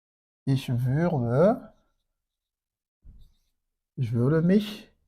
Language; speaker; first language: German; non-native, fluent; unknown